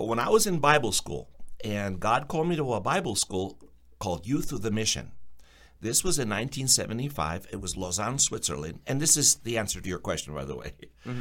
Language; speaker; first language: English; early bilingual, other home language; Ukrainian